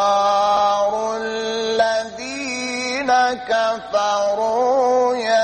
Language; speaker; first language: Arabic; native; Arabic